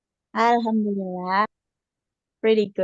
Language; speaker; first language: English; non-native, learner; Indonesian